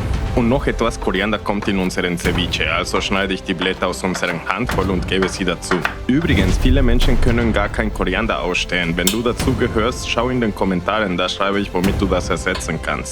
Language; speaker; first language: German; non-native, fluent; Spanish